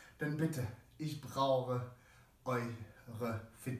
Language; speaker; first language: German; non-native, fluent; French